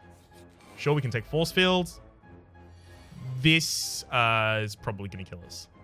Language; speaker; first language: English; native; English